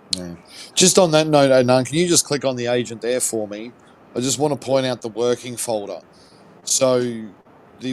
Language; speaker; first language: English; native; English